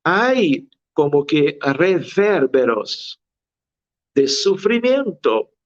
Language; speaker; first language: Spanish; non-native, fluent; Portuguese